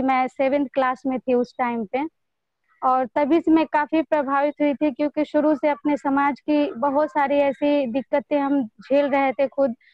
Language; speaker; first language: Hindi; native; Hindi